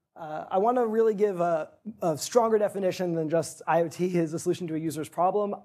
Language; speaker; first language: English; native; English